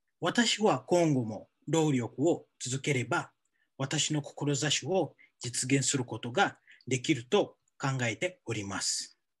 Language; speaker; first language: Japanese; non-native, fluent; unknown